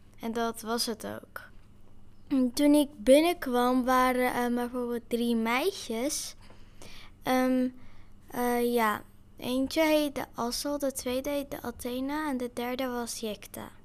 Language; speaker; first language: Dutch; early bilingual, other home language; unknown